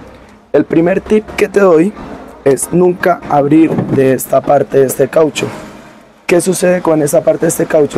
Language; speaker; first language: Spanish; native; Spanish